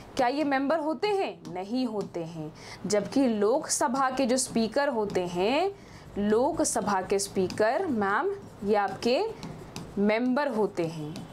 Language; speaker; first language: Hindi; native; Hindi